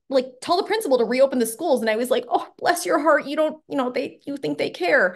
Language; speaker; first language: English; native; English